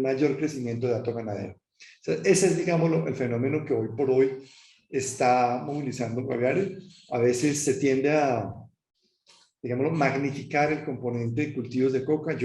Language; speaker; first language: Spanish; native; Spanish